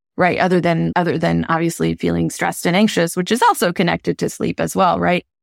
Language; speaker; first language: English; non-native, local second language; Hindi